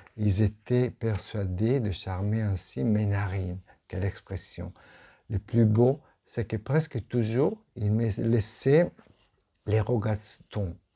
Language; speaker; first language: French; non-native, fluent; Italian